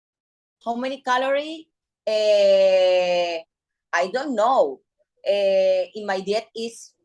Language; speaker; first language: English; non-native, learner; Spanish